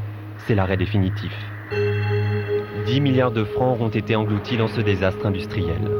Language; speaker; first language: French; native; French